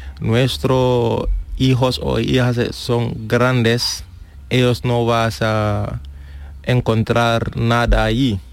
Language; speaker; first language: Spanish; non-native, learner; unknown